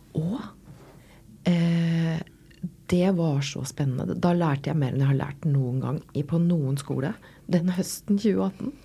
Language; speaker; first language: Norwegian; native; Norwegian